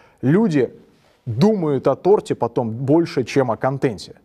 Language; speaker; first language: Russian; native; Russian